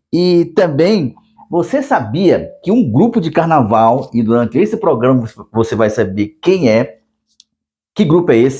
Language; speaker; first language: Portuguese; native; Portuguese